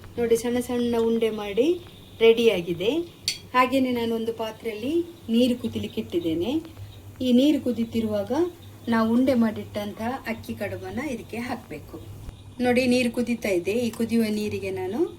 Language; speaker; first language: Kannada; non-native, local second language; Tulu